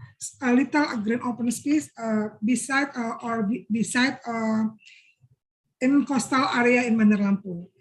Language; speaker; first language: English; non-native, learner; Indonesian